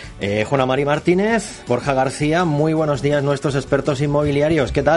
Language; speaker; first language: Spanish; native; Spanish